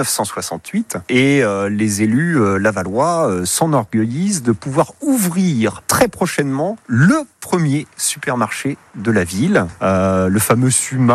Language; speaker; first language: French; native; French